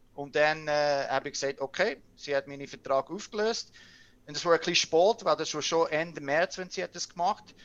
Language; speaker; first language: German; early bilingual, heritage; English